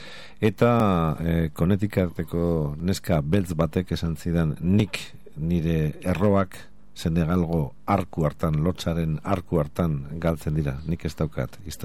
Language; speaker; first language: Basque; native; Basque